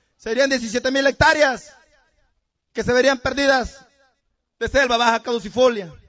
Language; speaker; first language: Spanish; native; Spanish